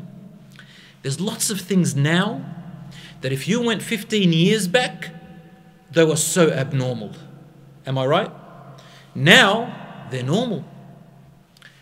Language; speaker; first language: English; native; English